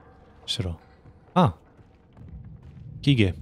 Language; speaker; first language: Korean; non-native, fluent; German